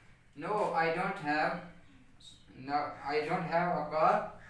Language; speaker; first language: English; non-native, local second language; Urdu